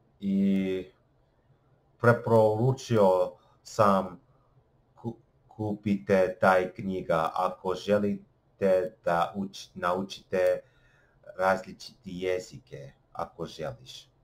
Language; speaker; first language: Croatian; non-native, learner; English